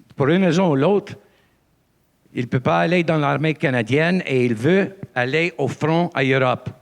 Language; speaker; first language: French; non-native, local second language; English